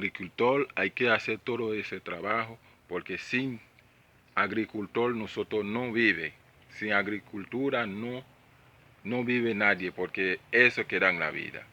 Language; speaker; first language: Spanish; non-native, learner; Haitian Creole